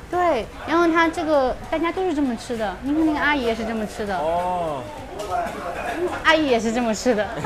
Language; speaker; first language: Chinese; native; Chinese